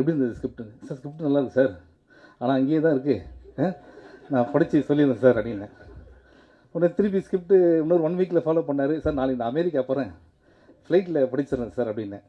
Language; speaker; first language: Tamil; native; Tamil